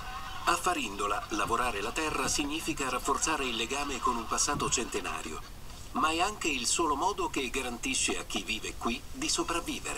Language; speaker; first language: Italian; native; Italian